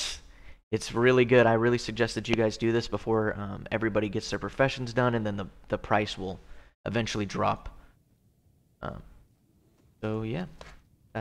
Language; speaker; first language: English; native; English